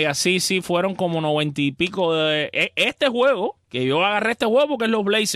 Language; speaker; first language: Spanish; native; Spanish